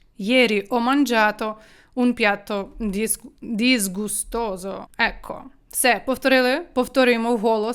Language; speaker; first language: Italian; non-native, fluent; Ukrainian